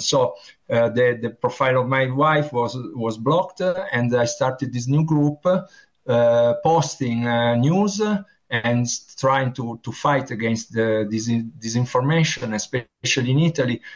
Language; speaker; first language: English; non-native, learner; Italian